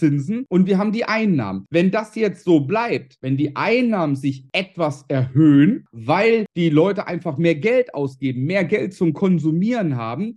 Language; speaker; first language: German; native; German